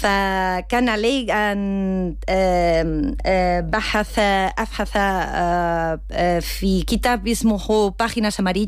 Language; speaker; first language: Arabic; non-native, learner; Spanish